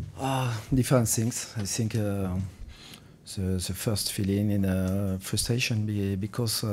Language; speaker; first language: English; non-native, fluent; French